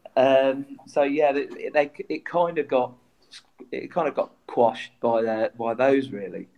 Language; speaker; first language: English; native; English